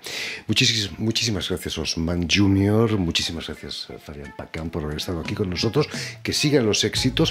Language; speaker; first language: Spanish; native; Spanish